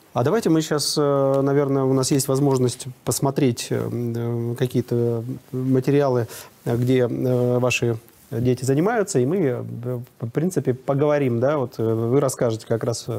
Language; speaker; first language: Russian; native; Russian